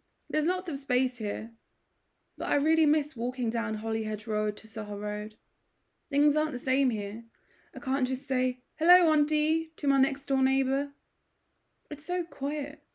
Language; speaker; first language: English; early bilingual, other home language; Punjabi